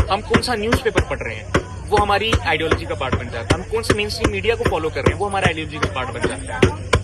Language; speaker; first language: Hindi; native; Hindi